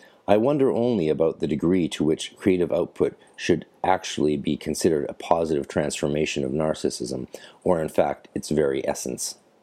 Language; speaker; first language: English; native; English